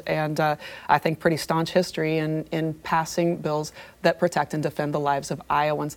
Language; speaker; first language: English; native; English